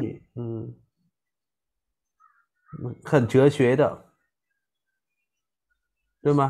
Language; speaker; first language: Chinese; non-native, learner; Vietnamese